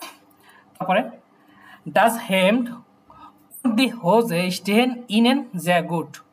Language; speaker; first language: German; non-native, fluent; Bangla